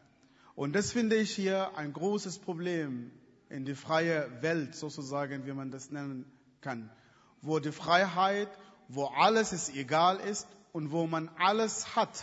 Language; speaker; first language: German; non-native, fluent; Arabic